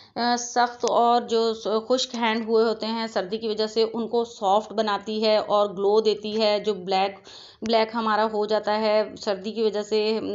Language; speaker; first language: Urdu; native; Urdu